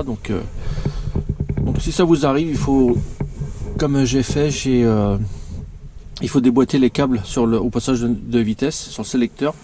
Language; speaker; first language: French; native; French